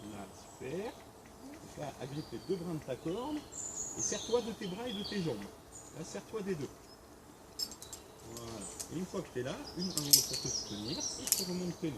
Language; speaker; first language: French; native; French